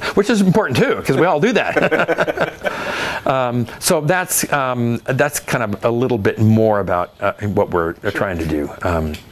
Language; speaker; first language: English; native; English